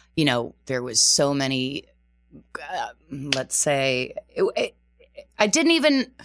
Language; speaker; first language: English; non-native, fluent; Portuguese